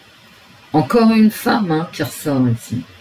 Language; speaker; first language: French; native; French